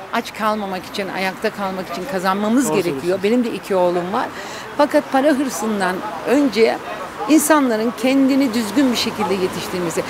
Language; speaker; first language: Turkish; native; Turkish